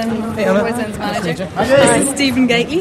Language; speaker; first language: English; native; English